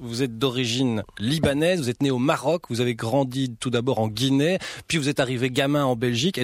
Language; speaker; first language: French; native; French